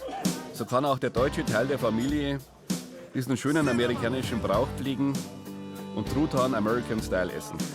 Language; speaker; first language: German; native; German